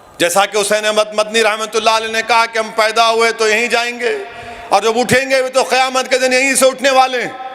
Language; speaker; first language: Urdu; native; Urdu